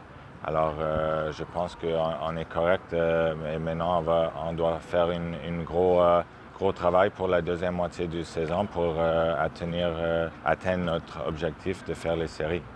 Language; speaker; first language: French; non-native, local second language; English